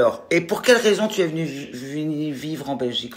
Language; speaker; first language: French; native; French